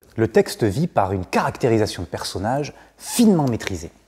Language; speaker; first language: French; native; French